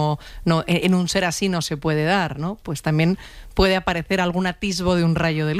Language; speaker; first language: Spanish; native; Spanish